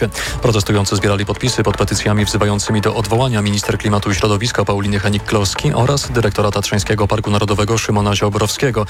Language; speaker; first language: Polish; native; Polish